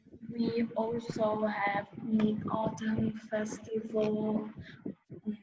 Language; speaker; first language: English; non-native, learner; Vietnamese